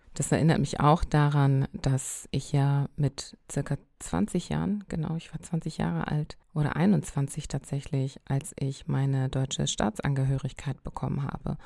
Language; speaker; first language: German; early bilingual, other home language; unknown